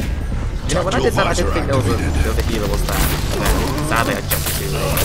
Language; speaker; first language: English; native; English